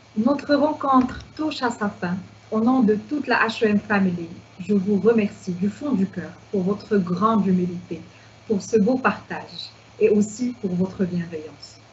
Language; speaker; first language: French; non-native, local second language; Arabic